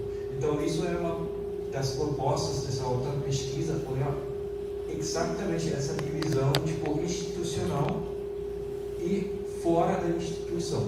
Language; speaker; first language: Portuguese; non-native, fluent; German